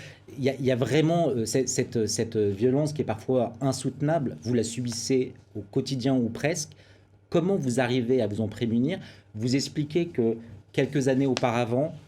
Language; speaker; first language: French; native; French